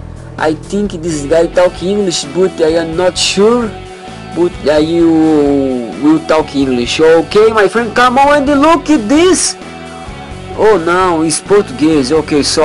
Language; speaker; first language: English; non-native, learner; Portuguese